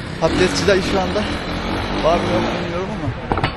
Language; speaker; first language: Turkish; native; Turkish